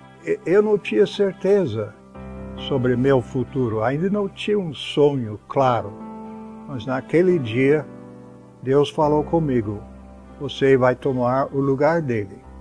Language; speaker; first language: Portuguese; non-native, fluent; English